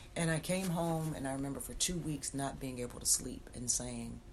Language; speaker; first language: English; native; English